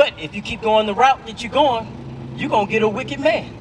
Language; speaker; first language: English; native; English